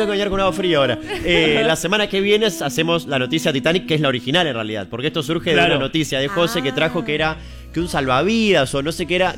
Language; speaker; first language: Spanish; native; Spanish